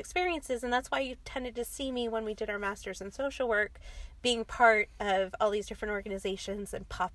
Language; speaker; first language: English; native; English